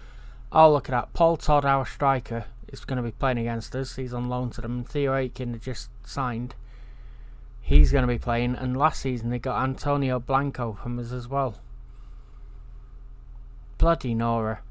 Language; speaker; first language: English; native; English